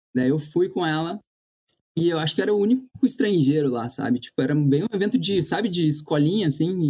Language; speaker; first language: Portuguese; native; Portuguese